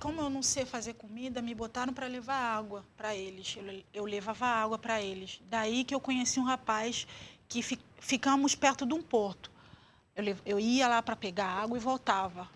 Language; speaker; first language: Portuguese; non-native, fluent; Swahili